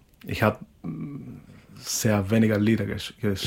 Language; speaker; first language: German; non-native, fluent; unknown